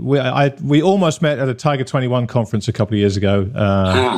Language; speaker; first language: English; native; English